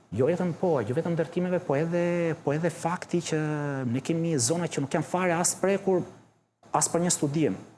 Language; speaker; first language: Albanian; early bilingual, heritage; Albanian